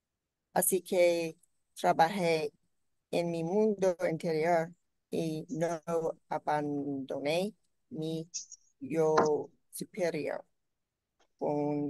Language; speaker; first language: Spanish; non-native, learner; English